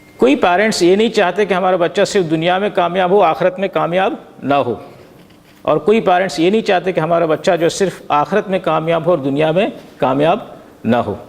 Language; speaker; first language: Urdu; native; Urdu